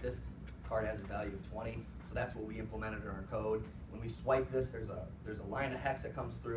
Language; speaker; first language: English; native; English